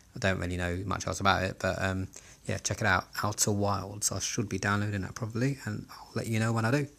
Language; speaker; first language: English; native; English